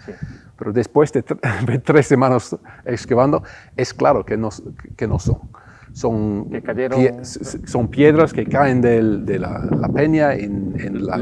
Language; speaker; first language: Spanish; non-native, fluent; English